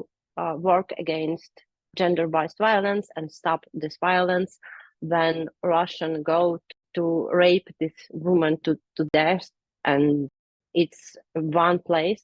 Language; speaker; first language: English; non-native, learner; Ukrainian